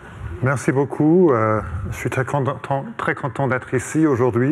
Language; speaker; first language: French; non-native, fluent; English